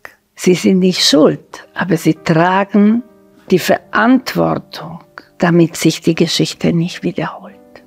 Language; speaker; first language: German; non-native, fluent; Slovak